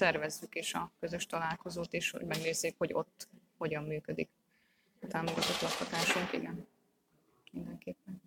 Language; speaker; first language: Hungarian; native; Hungarian